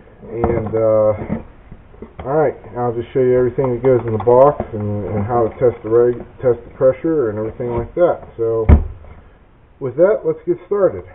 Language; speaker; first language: English; native; English